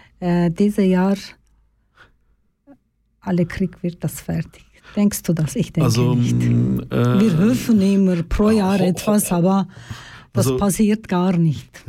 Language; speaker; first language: German; non-native, learner; Turkish